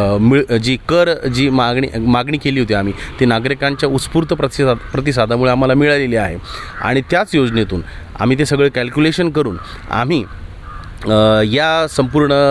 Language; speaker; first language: Marathi; native; Marathi